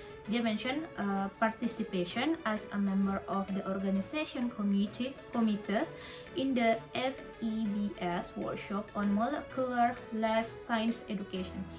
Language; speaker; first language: English; non-native, fluent; Indonesian